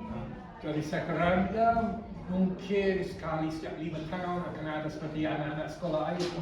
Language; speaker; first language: Indonesian; non-native, fluent; English